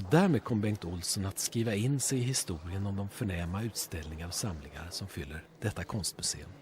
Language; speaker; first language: Swedish; native; Swedish